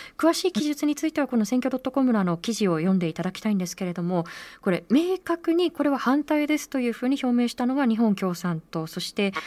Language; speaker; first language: Japanese; native; Japanese